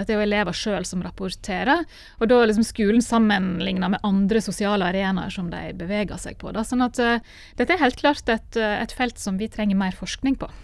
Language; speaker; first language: Norwegian; native; Norwegian